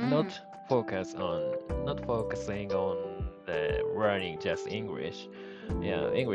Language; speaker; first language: English; non-native, learner; Japanese